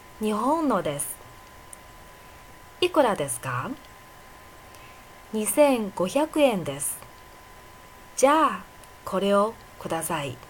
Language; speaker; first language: Japanese; non-native, fluent; Chinese